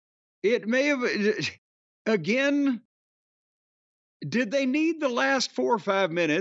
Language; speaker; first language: English; native; English